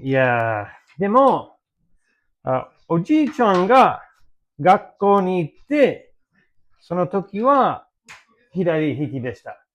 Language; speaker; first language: Japanese; non-native, learner; English